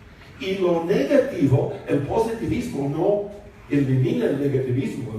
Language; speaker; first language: Spanish; non-native, fluent; English